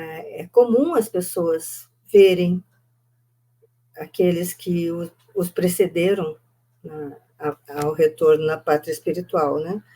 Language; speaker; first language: Portuguese; native; Portuguese